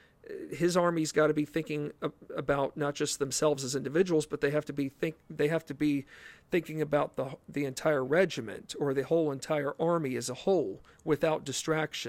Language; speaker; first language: English; native; English